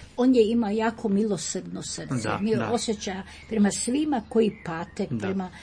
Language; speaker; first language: Croatian; native; Croatian